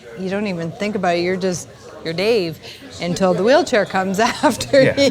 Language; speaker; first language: English; native; English